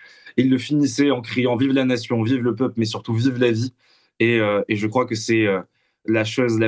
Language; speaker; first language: French; native; French